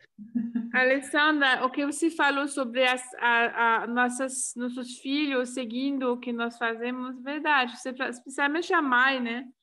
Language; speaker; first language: Portuguese; non-native, fluent; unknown